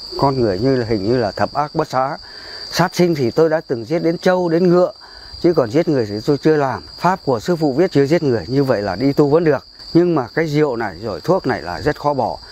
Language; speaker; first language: Vietnamese; non-native, local second language; Tày